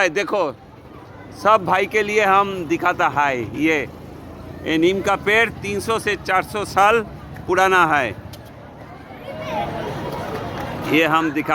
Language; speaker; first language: Hindi; non-native, local second language; Bangla